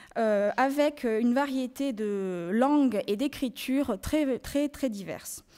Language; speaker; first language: French; native; French